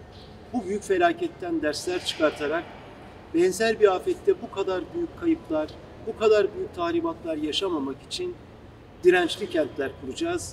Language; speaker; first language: Turkish; native; Turkish